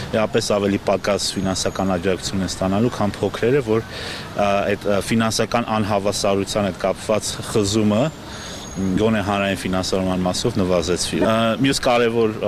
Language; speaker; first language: Armenian; native; Armenian